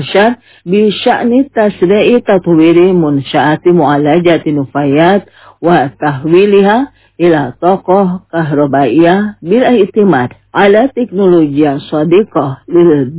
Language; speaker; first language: Arabic; non-native, fluent; Indonesian